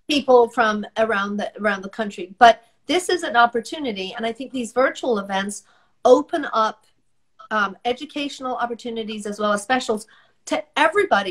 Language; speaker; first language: English; native; English